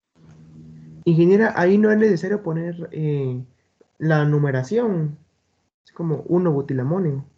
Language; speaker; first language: Spanish; native; Spanish